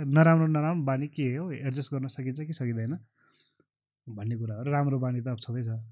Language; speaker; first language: Nepali; non-native, local second language; Eastern Tamang